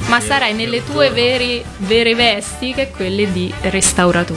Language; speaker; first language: Italian; native; Italian